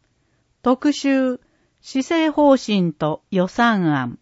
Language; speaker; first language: Japanese; native; Japanese